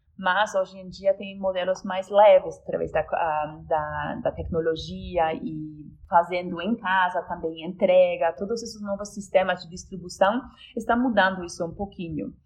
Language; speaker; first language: Portuguese; non-native, fluent; Polish